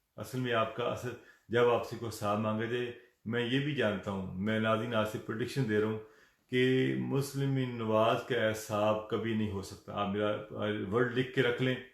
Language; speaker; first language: Urdu; non-native, local second language; Punjabi